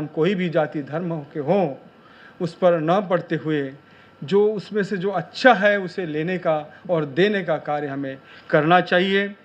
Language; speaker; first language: Hindi; non-native, local second language; Marathi